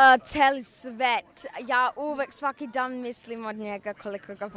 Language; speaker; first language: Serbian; early bilingual, heritage; Serbian